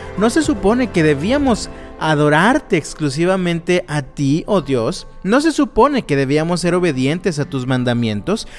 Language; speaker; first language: Spanish; native; Spanish